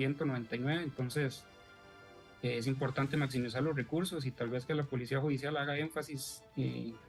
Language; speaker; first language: Spanish; native; Spanish